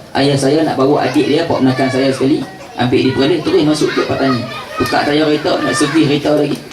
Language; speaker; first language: Malay; native; Malay